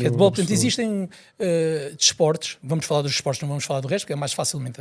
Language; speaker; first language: Portuguese; native; Portuguese